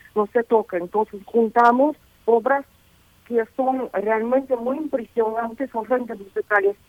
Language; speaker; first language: Spanish; non-native, fluent; Russian